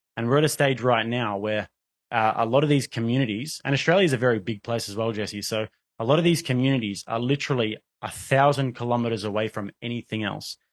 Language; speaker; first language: English; native; English